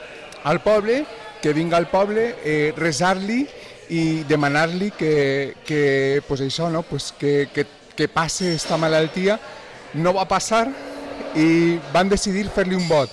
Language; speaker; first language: Catalan; native; Catalan